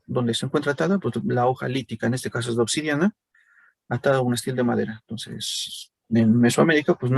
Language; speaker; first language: Spanish; native; Spanish